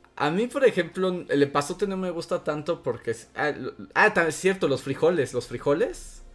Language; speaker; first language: Spanish; native; Spanish